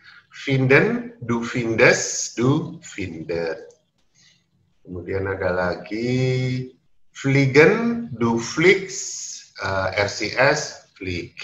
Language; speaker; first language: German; non-native, learner; Indonesian